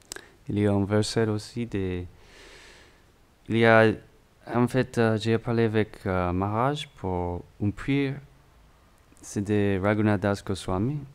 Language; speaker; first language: French; non-native, learner; English